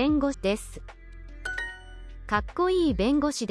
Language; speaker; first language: Japanese; non-native, learner; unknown